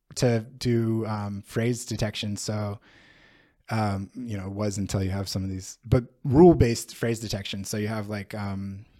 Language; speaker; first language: English; native; English